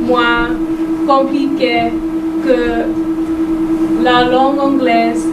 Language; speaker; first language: French; non-native, learner; English